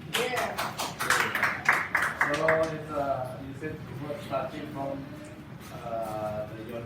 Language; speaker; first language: English; non-native, learner; Indonesian